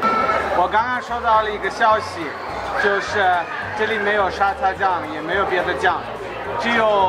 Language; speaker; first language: Chinese; non-native, fluent; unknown